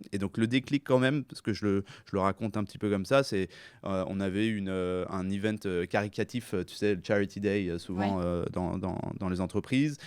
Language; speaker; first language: French; early bilingual, other home language; Persian